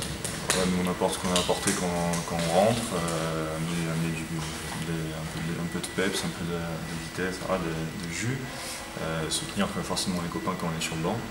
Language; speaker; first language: French; native; French